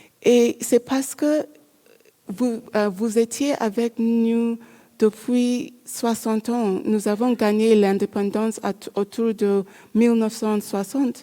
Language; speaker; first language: French; non-native, learner; English